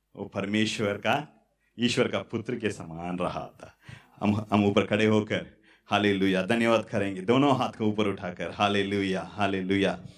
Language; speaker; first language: Hindi; non-native, local second language; Tamil